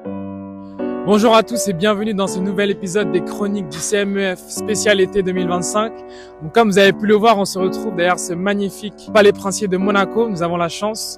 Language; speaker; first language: French; native; French